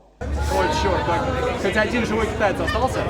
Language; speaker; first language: Russian; native; Russian